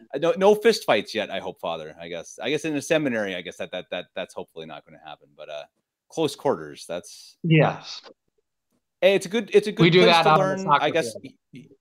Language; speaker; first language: English; native; English